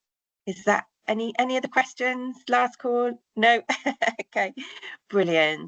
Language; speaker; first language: English; native; English